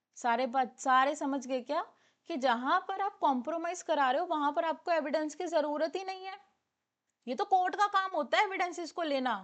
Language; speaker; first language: Hindi; non-native, local second language; Punjabi